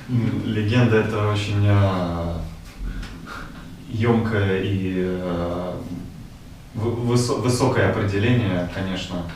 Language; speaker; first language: Russian; native; Russian